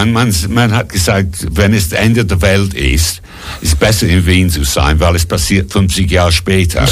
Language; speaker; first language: German; non-native, fluent; English